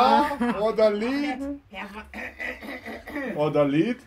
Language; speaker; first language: German; non-native, learner; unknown